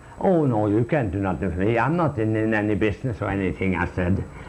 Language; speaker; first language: English; non-native, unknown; Swedish